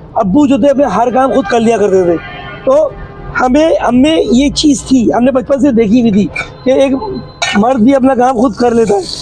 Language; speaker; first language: Urdu; native; Urdu